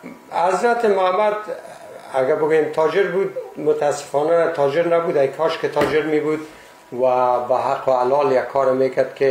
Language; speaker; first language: Persian; native; Persian